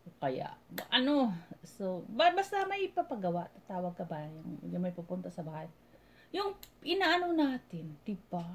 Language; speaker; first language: Filipino; non-native, local second language; Cebuano